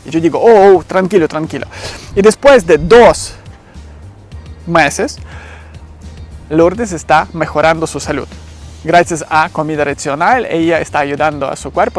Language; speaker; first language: Spanish; non-native, learner; Ukrainian